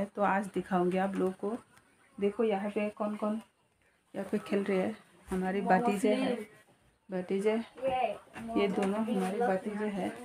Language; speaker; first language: Hindi; non-native, local second language; Kok Borok